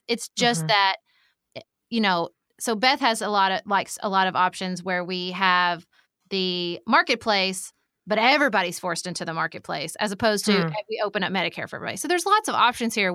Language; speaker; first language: English; native; English